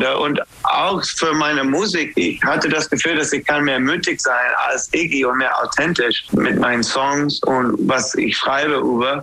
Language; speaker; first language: German; non-native, learner; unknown